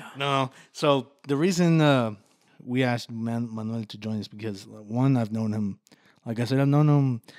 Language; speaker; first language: English; early bilingual, other home language; Spanish